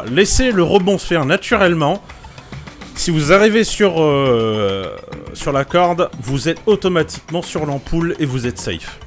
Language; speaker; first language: French; native; French